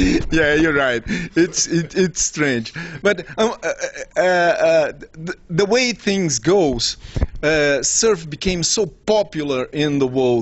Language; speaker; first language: English; non-native, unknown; Portuguese